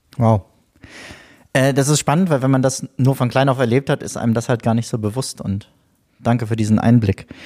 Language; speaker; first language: German; native; German